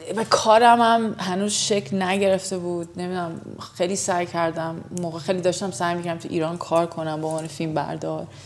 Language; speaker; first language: Persian; early bilingual, heritage; Persian